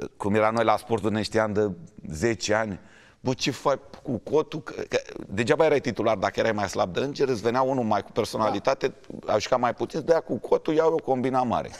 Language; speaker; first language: Romanian; native; Romanian